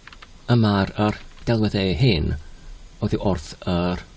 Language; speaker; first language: Welsh; non-native, learner; English